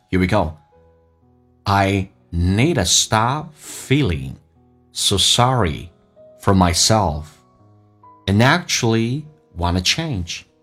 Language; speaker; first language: English; non-native, fluent; Chinese